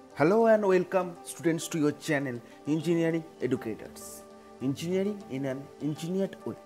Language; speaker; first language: English; non-native, local second language; Bangla